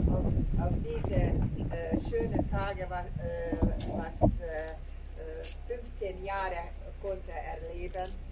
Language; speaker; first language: German; non-native, learner; Hungarian